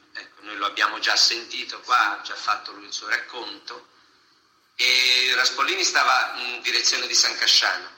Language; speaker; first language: Italian; native; Italian